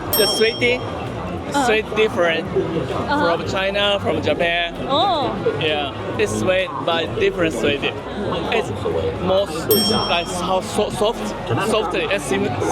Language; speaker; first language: English; non-native, learner; Chinese